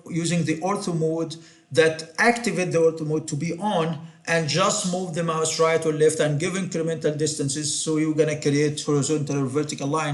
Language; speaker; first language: English; non-native, fluent; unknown